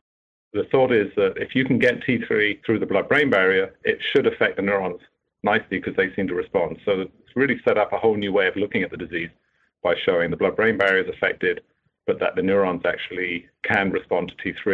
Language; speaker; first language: English; native; English